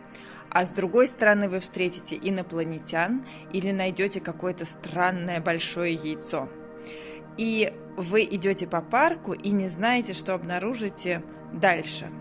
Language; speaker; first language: Russian; native; Russian